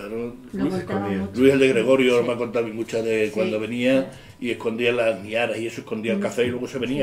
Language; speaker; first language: Spanish; native; Spanish